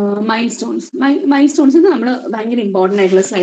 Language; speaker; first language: English; non-native, local second language; Malayalam